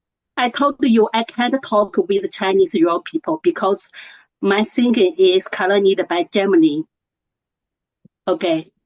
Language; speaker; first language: English; non-native, learner; Chinese